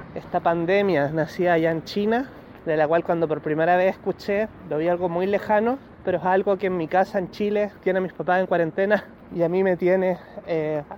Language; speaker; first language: Spanish; native; Spanish